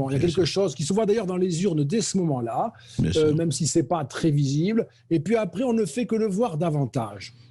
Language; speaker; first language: French; native; French